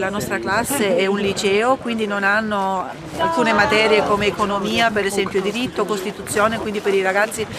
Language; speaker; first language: Italian; non-native, fluent; German